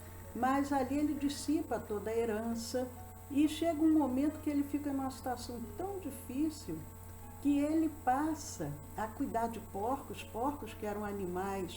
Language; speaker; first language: Portuguese; native; Portuguese